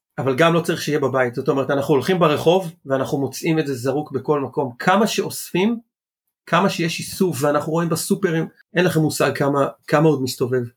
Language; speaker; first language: Hebrew; early bilingual, other home language; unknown